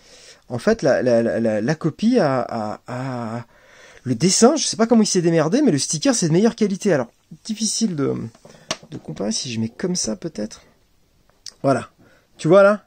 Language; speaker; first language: French; native; French